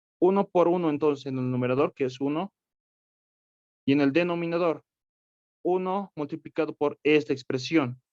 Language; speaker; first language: Spanish; native; Spanish